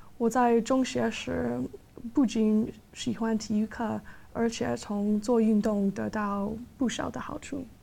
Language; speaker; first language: Chinese; non-native, fluent; English